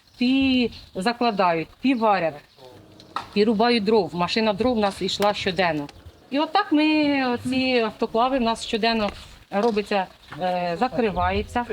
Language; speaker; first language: Ukrainian; native; Ukrainian